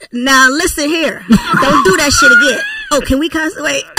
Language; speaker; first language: English; native; English